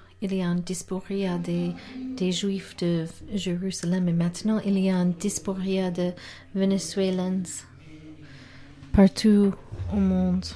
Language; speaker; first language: French; non-native, learner; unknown